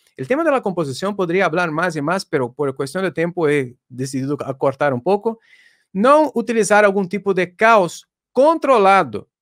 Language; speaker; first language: Portuguese; native; Portuguese